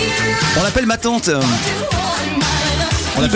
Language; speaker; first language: French; native; French